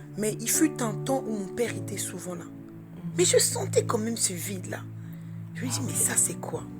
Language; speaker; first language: French; early bilingual, other home language; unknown